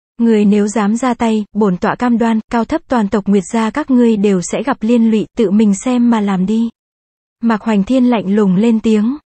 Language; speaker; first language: Vietnamese; native; Vietnamese